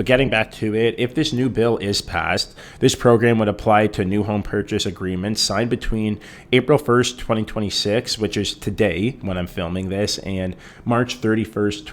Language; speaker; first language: English; native; English